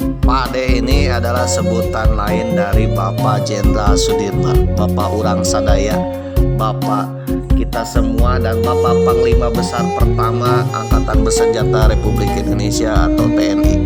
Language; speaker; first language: Indonesian; non-native, local second language; Sundanese